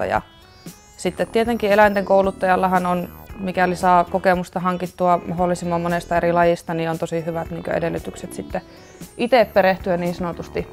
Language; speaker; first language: Finnish; native; Finnish